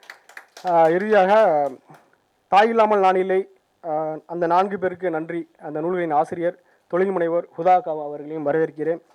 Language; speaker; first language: Tamil; native; Tamil